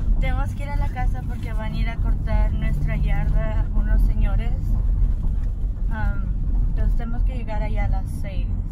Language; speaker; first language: Spanish; early bilingual, other home language; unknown